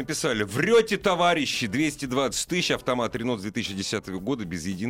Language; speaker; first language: Russian; native; Russian